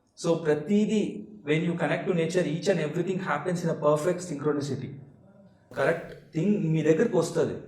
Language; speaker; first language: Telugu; non-native, local second language; Marathi